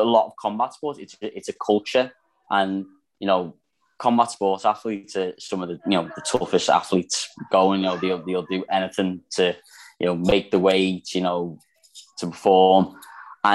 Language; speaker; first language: English; native; English